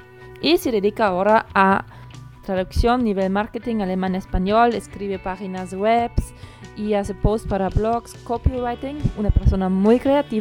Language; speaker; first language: Spanish; non-native, fluent; German